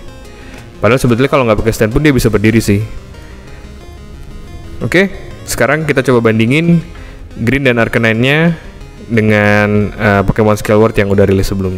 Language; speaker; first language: Indonesian; native; Indonesian